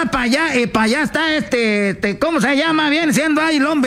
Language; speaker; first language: Spanish; native; Spanish